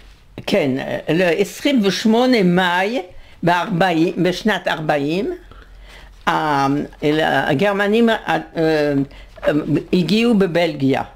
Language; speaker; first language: Hebrew; non-native, fluent; French